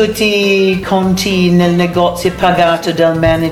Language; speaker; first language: Italian; non-native, learner; English